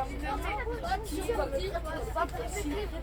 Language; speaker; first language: French; native; French